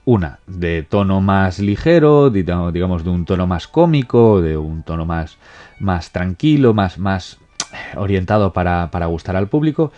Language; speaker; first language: Spanish; native; Spanish